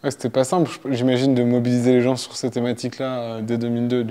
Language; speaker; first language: French; native; French